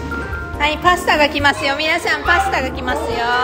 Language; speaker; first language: Japanese; native; Japanese